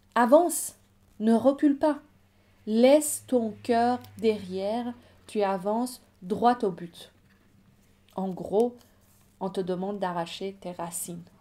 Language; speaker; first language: French; non-native, fluent; Persian